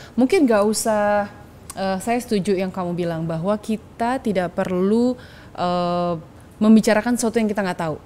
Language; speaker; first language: Indonesian; native; Indonesian